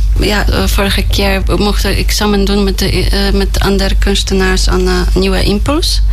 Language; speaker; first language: Dutch; non-native, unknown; Polish